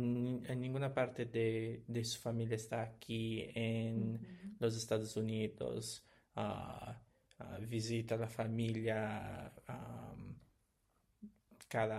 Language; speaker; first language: Spanish; non-native, learner; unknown